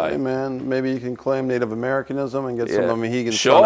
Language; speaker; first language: English; native; English